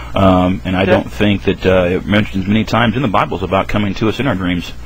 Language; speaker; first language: English; native; English